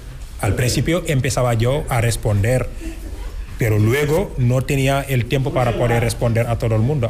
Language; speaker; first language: Spanish; non-native, fluent; Wolof